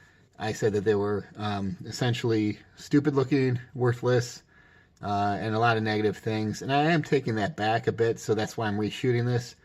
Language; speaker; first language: English; native; English